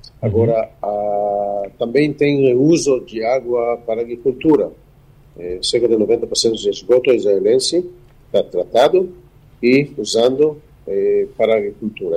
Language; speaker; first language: Portuguese; non-native, fluent; Hebrew